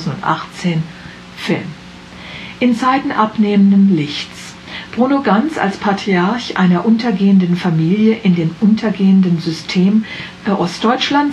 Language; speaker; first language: German; native; German